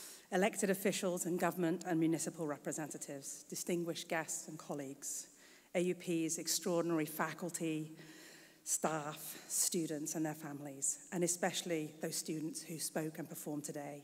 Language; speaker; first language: English; native; English